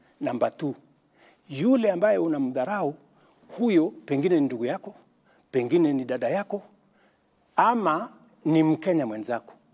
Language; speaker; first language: Swahili; non-native, local second language; Kalenjin